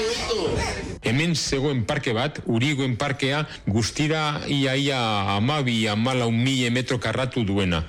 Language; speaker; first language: Basque; native; Basque